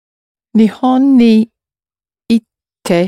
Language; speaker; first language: Japanese; non-native, learner; English